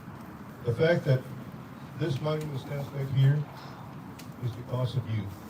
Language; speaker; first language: English; native; English